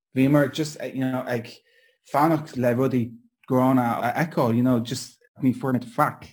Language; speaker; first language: Irish; non-native, local second language; English